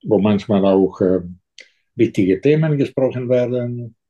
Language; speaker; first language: German; non-native, fluent; Italian